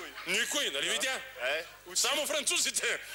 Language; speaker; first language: Bulgarian; native; Bulgarian